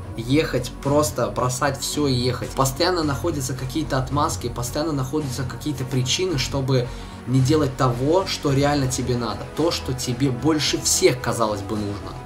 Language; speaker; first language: Russian; native; Russian